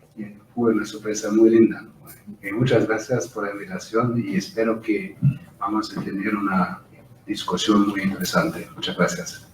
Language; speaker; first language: Spanish; non-native, fluent; German